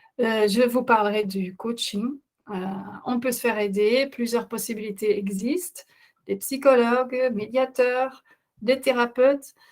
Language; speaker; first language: French; non-native, fluent; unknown